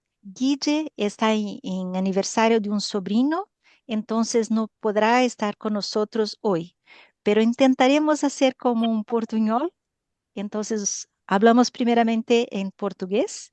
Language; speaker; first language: Spanish; non-native, learner; Portuguese